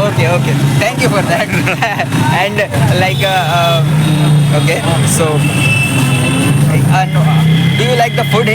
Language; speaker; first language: English; non-native, local second language; Hindi